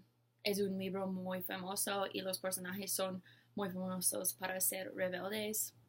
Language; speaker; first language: Spanish; non-native, learner; English